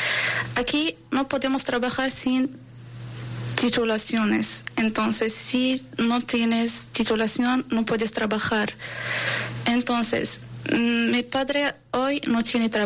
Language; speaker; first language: Spanish; non-native, learner; Arabic